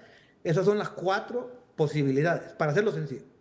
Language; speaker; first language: Spanish; native; Spanish